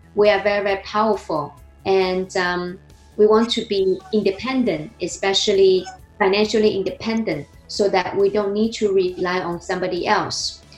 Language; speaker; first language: English; non-native, fluent; Chinese